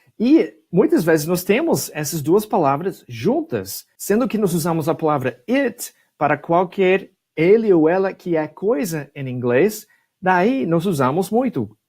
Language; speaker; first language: Portuguese; non-native, fluent; English